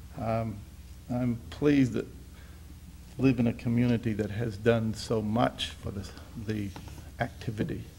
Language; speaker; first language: English; native; English